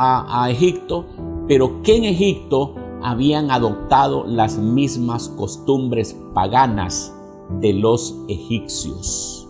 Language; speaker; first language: Spanish; native; Spanish